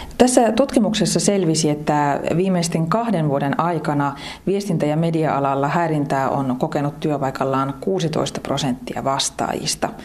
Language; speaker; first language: Finnish; native; Finnish